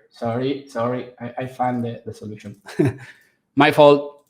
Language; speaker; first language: English; non-native, fluent; Spanish